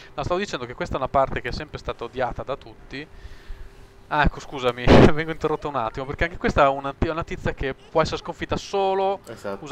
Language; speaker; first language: Italian; native; Italian